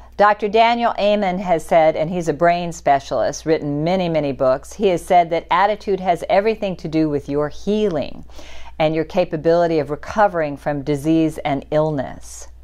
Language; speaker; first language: English; native; English